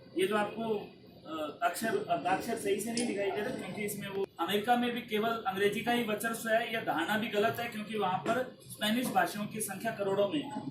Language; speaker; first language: Hindi; non-native, local second language; Punjabi